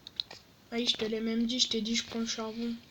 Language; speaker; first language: French; native; French